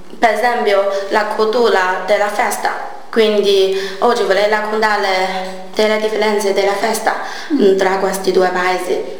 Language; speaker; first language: Italian; non-native, learner; Chinese